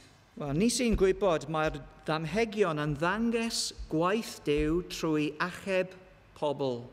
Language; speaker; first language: Welsh; non-native, learner; English